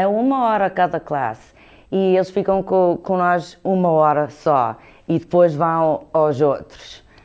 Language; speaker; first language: Portuguese; early bilingual, heritage; Portuguese